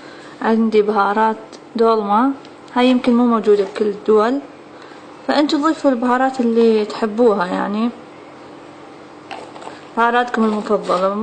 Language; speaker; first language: Arabic; native; Arabic